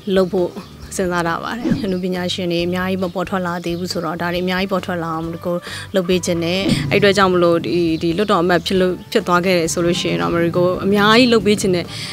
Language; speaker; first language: Burmese; non-native, local second language; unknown